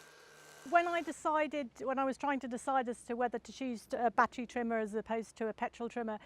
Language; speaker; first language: English; native; English